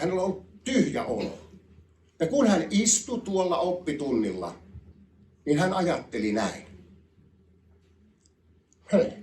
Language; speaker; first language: Finnish; native; Finnish